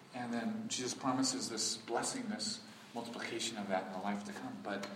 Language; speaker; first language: English; early bilingual, heritage; English